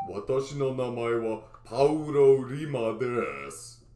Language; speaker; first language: Japanese; non-native, learner; English